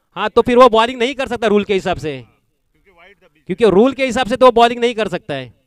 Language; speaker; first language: Hindi; non-native, local second language; Marathi